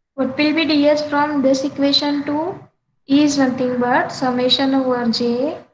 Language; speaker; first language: English; non-native, local second language; Marathi